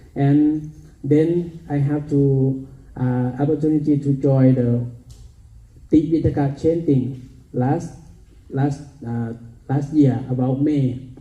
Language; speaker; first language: English; non-native, learner; Thai